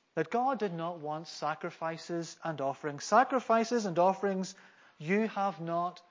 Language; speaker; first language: English; native; English